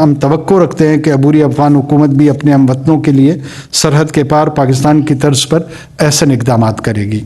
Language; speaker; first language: Urdu; non-native, local second language; Pashto